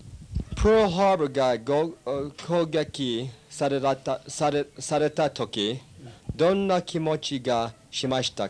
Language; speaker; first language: Japanese; early bilingual, heritage; English